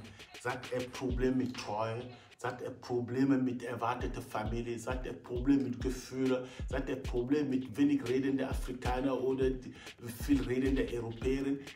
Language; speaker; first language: German; non-native, fluent; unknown